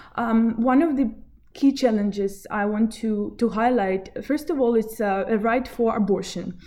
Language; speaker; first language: English; non-native, fluent; Belarusian